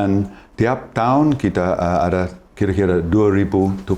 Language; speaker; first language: Indonesian; non-native, fluent; English